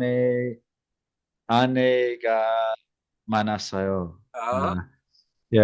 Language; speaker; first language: Korean; non-native, learner; English